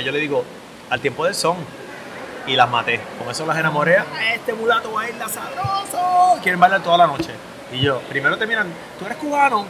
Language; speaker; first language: Spanish; native; Spanish